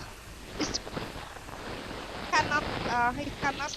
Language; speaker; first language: English; non-native, learner; Vietnamese